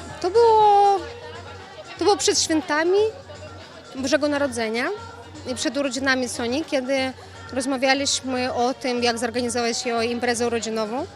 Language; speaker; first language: Polish; non-native, fluent; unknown